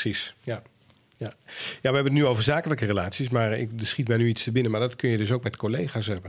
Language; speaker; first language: Dutch; native; Dutch